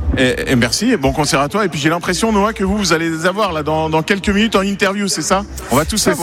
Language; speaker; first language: French; native; French